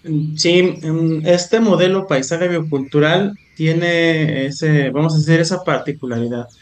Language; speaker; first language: Spanish; native; Spanish